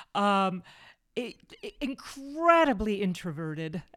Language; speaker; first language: English; early bilingual, other home language; German